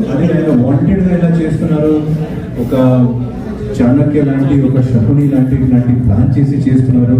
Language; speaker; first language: Telugu; non-native, fluent; Hindi